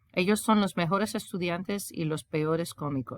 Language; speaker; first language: Spanish; non-native, fluent; English